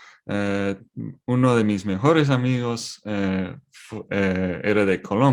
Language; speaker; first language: Spanish; non-native, learner; English